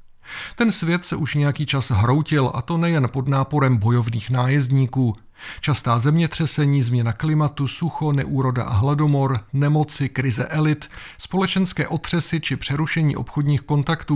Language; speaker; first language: Czech; native; Czech